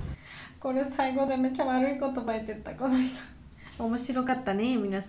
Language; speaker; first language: Japanese; non-native, learner; Georgian